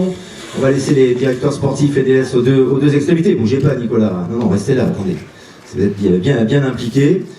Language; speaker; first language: French; native; French